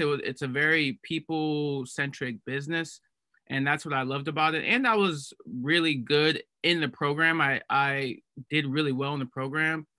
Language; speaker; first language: English; native; English